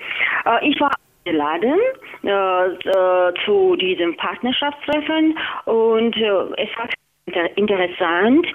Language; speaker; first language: German; non-native, fluent; Georgian